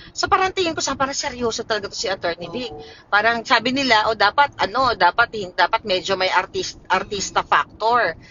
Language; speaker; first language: Filipino; non-native, local second language; Hiligaynon